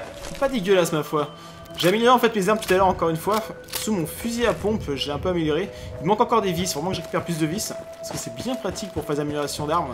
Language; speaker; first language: French; native; French